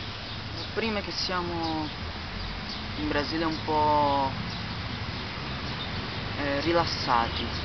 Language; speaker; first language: Italian; non-native, learner; Portuguese